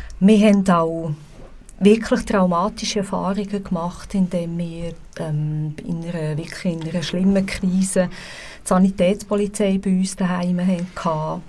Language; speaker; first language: German; native; German